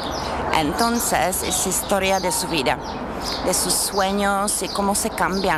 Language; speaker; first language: Spanish; non-native, fluent; Czech